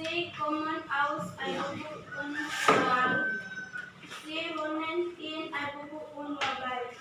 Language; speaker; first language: German; non-native, learner; Indonesian